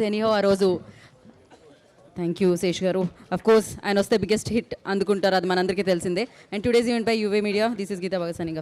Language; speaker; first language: Telugu; native; Telugu